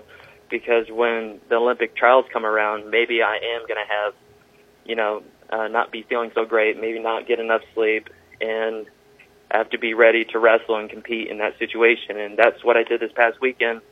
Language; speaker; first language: English; native; English